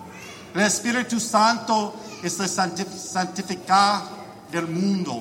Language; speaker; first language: Spanish; non-native, learner; English